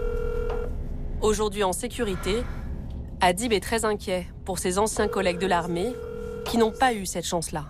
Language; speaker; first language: French; native; French